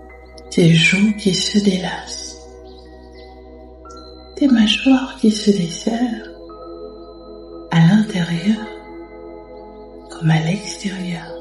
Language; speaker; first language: French; native; French